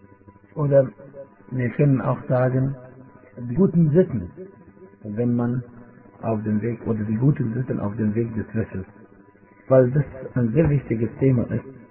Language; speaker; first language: German; non-native, fluent; Arabic